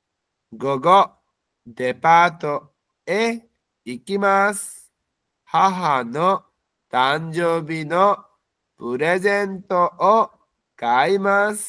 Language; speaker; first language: Japanese; non-native, fluent; Bangla